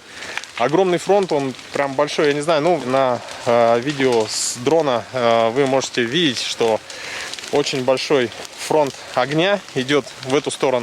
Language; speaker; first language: Russian; native; Russian